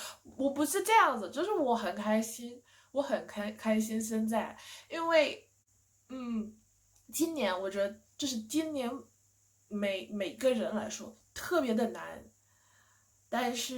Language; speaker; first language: Chinese; non-native, fluent; English